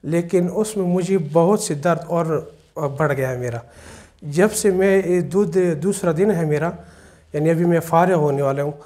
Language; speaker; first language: Urdu; non-native, local second language; Pashto